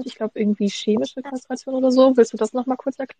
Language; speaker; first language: German; native; German